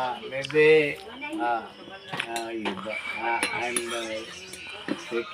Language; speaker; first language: English; non-native, learner; Cebuano